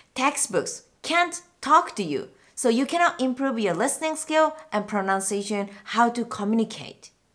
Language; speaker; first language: English; non-native, fluent; Japanese